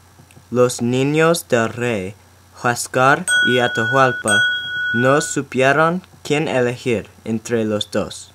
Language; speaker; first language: Spanish; non-native, learner; English